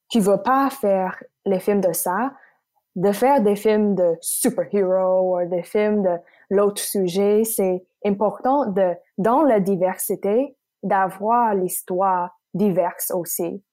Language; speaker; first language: French; non-native, local second language; English